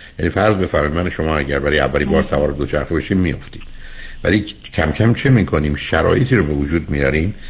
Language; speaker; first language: Persian; native; Persian